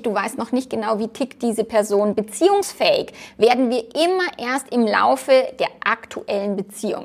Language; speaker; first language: German; native; German